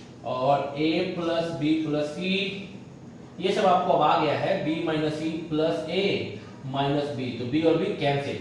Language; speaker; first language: Hindi; native; Hindi